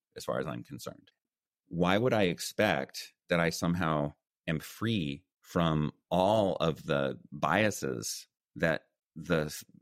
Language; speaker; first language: English; native; English